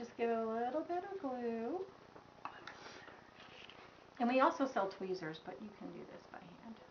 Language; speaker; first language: English; native; English